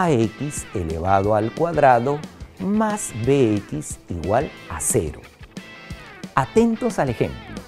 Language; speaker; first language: Spanish; native; Spanish